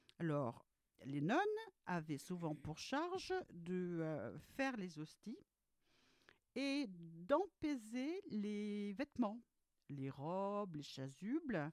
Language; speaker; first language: French; early bilingual, other home language; Portuguese